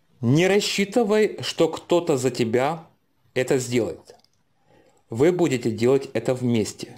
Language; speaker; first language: Russian; native; Russian